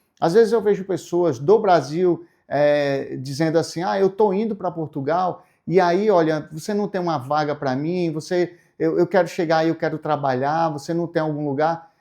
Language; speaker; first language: Portuguese; native; Portuguese